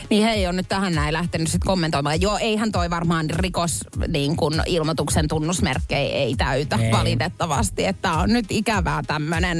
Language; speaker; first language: Finnish; native; Finnish